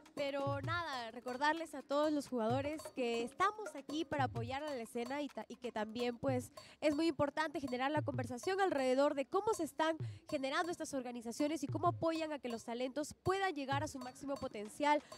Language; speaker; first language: Spanish; native; Spanish